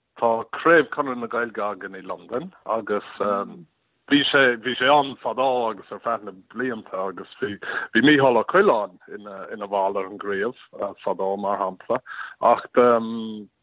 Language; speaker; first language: Irish; non-native, learner; English